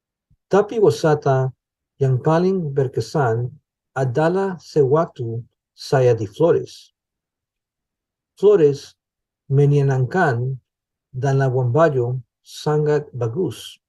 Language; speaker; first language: Indonesian; non-native, learner; English